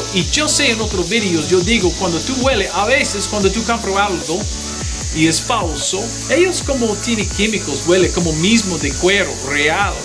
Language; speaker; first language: Spanish; non-native, learner; English